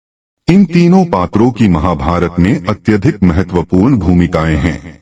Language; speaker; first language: Hindi; native; Hindi